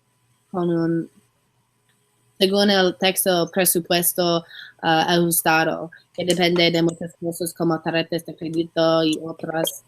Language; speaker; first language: Spanish; non-native, learner; English